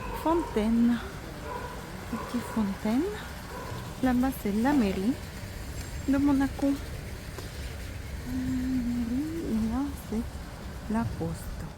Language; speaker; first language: French; non-native, fluent; Russian